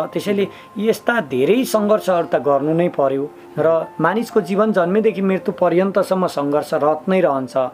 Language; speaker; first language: Nepali; native; Nepali